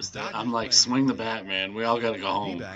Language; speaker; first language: English; native; English